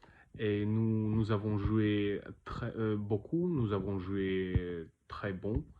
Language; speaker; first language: French; non-native, learner; Russian